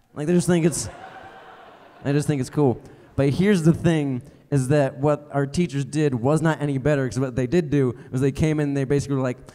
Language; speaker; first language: English; native; English